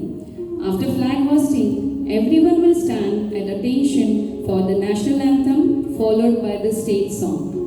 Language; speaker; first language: English; non-native, local second language; Marathi